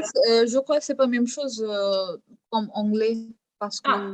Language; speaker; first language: French; non-native, learner; English